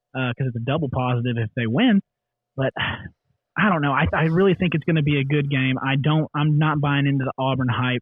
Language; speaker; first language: English; native; English